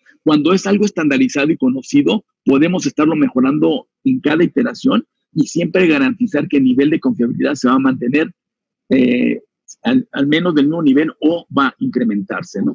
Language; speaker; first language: Spanish; native; Spanish